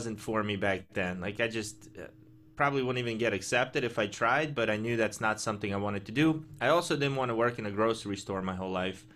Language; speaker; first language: English; early bilingual, other home language; Russian